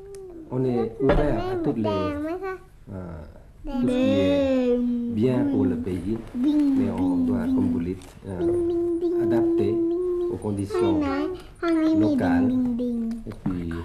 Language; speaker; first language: French; early bilingual, other home language; Thai